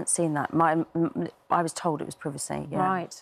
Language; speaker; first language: English; native; English